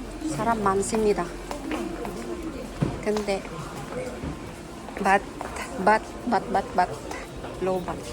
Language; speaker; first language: Korean; non-native, learner; Filipino